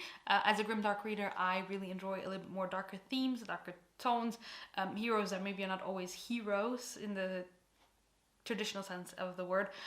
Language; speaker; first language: English; non-native, fluent; Portuguese